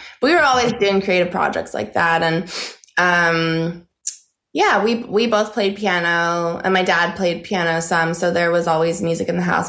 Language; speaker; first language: English; native; English